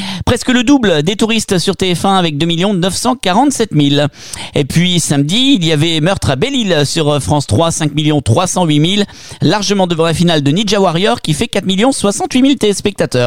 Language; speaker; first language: French; native; French